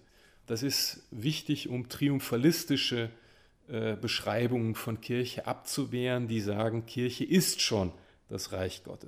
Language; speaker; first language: German; native; German